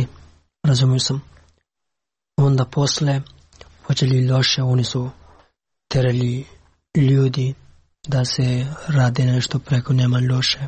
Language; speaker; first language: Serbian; non-native, learner; Pashto